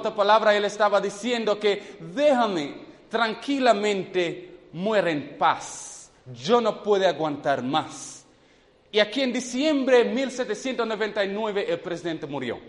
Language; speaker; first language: Spanish; non-native, fluent; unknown